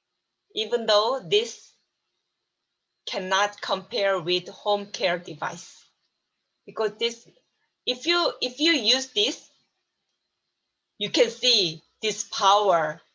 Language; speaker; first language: English; non-native, learner; Korean